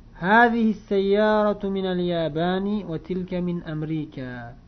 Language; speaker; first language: Arabic; non-native, fluent; Uzbek